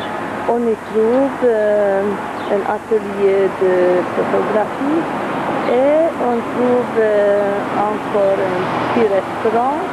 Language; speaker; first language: French; non-native, fluent; Hungarian